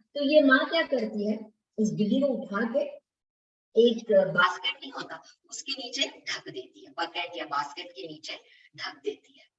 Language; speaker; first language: Hindi; non-native, local second language; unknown